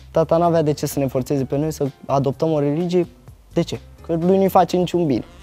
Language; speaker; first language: Romanian; early bilingual, other home language; Arabic